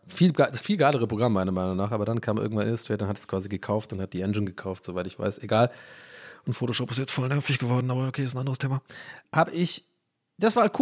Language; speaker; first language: German; native; German